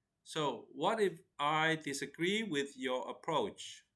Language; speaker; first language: English; non-native, fluent; Chinese